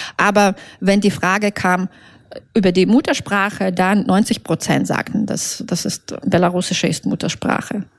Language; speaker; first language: German; non-native, fluent; Russian